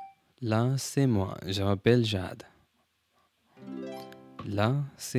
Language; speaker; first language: French; non-native, learner; English